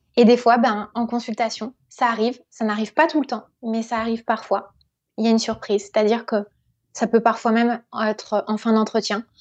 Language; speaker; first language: French; native; French